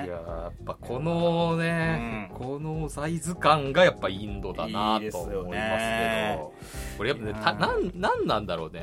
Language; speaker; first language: Japanese; native; Japanese